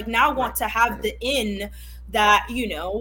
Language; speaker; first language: English; non-native, fluent; Haitian Creole